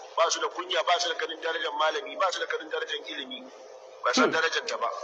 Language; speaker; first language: Hausa; native; Hausa